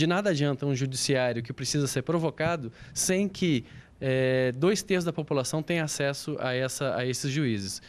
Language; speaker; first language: Portuguese; native; Portuguese